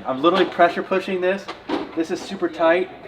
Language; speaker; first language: English; native; English